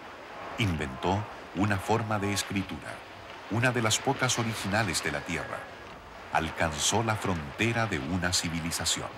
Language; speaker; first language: Spanish; native; Spanish